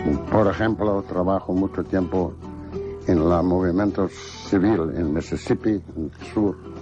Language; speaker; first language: Spanish; non-native, learner; English